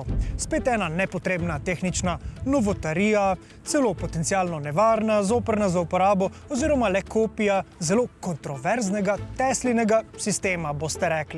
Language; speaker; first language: Slovenian; native; Slovenian